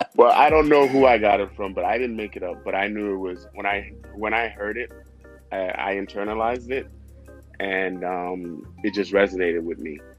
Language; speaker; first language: English; non-native, fluent; Haitian Creole